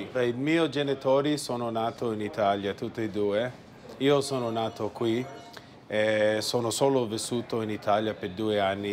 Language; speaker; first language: Italian; early bilingual, heritage; Italian